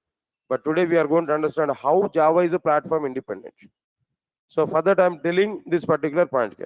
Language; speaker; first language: English; non-native, local second language; Telugu